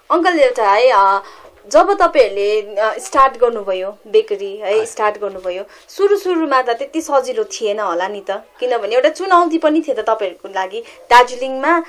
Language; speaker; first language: Nepali; native; Nepali